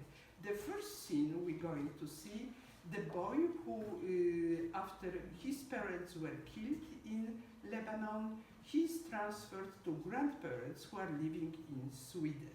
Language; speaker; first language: English; non-native, fluent; Polish